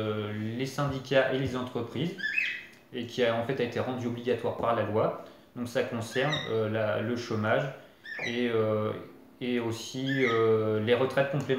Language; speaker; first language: French; native; French